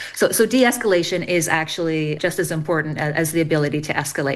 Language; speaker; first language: English; native; English